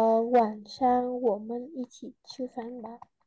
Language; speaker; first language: Chinese; non-native, learner; Vietnamese